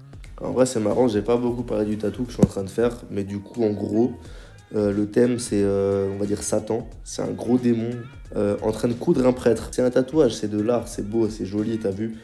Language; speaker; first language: French; native; French